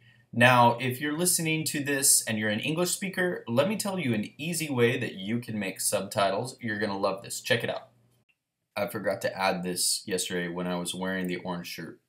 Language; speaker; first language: English; native; English